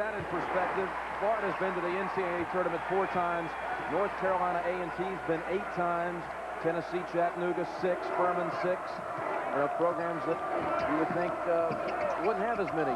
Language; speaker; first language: English; native; English